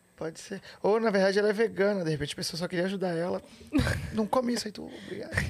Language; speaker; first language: Portuguese; native; Portuguese